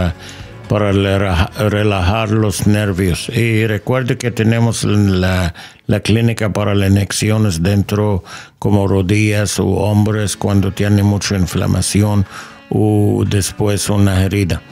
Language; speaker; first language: Spanish; non-native, learner; English